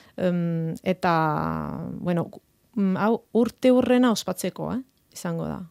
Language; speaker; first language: Basque; non-native, fluent; Italian